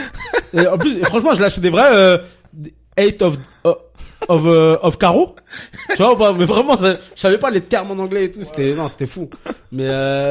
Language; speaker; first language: French; native; French